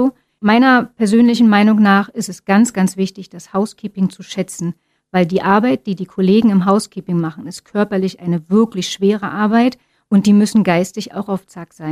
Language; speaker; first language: German; native; German